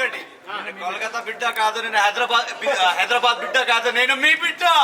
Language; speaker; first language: Telugu; non-native, learner; Hindi